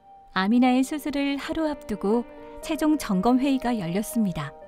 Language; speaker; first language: Korean; native; Korean